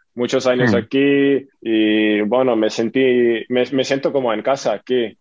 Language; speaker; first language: Spanish; non-native, fluent; Estonian